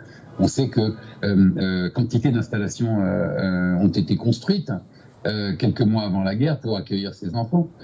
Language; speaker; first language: French; native; French